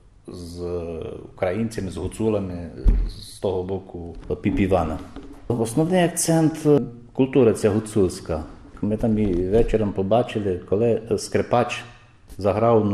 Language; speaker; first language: Ukrainian; early bilingual, heritage; Ukrainian